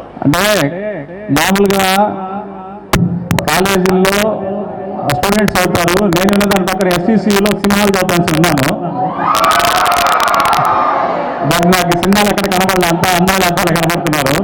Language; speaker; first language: Telugu; native; Telugu